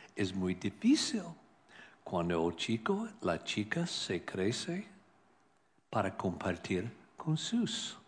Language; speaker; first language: Spanish; non-native, learner; English